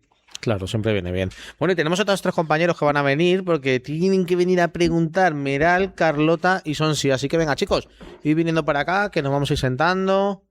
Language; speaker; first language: Spanish; native; Spanish